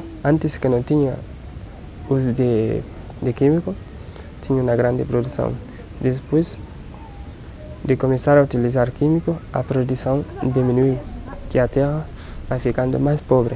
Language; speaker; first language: Spanish; non-native, learner; Portuguese